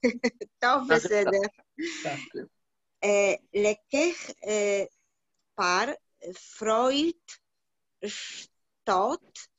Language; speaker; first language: Hebrew; non-native, learner; Yiddish